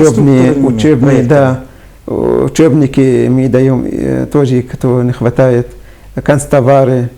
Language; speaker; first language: Russian; non-native, fluent; Arabic